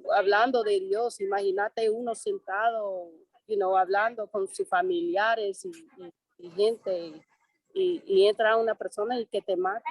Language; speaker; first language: Spanish; non-native, fluent; English